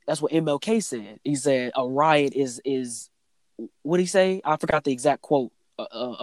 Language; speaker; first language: English; native; English